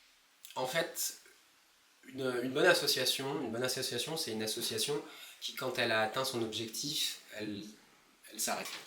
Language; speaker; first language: French; native; French